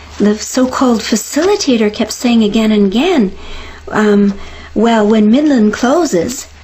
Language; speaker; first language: English; native; English